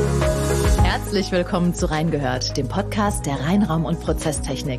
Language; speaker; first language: German; native; German